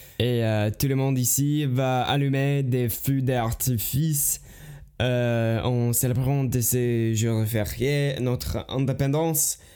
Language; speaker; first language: French; non-native, learner; English